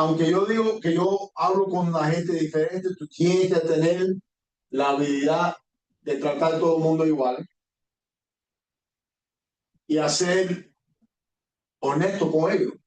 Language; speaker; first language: Spanish; early bilingual, heritage; Spanish